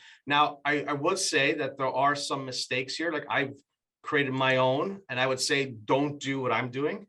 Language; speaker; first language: English; native; English